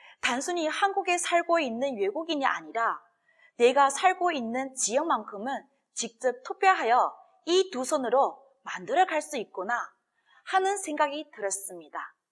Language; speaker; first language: Korean; non-native, fluent; Chinese